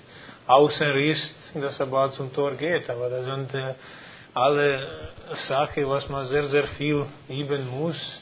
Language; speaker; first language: German; non-native, fluent; Croatian